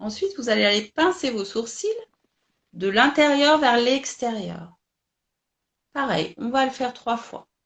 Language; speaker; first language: French; native; French